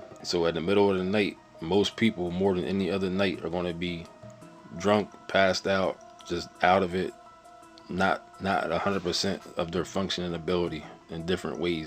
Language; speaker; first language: English; native; English